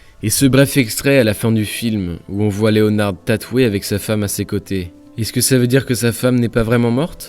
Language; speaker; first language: French; native; French